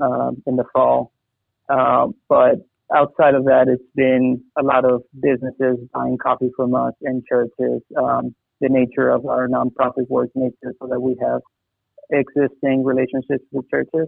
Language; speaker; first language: English; early bilingual, other home language; Spanish